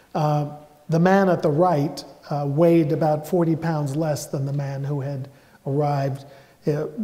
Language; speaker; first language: English; native; English